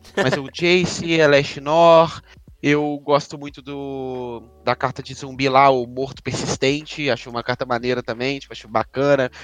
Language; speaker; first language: Portuguese; native; Portuguese